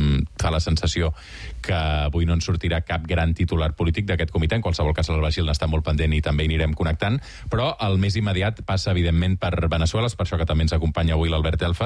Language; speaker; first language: Catalan; native; Catalan